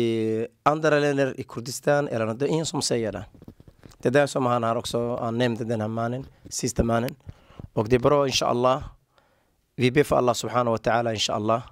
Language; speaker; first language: Swedish; non-native, learner; Somali